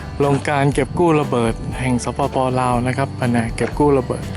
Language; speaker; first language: Thai; native; Thai